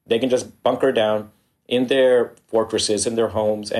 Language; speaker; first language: English; non-native, local second language; Hindi